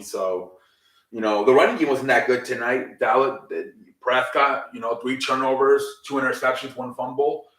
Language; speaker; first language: English; native; English